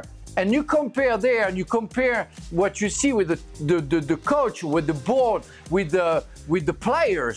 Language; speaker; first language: English; non-native, fluent; French